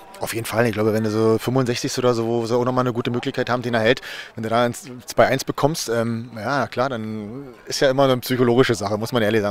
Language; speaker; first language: German; native; German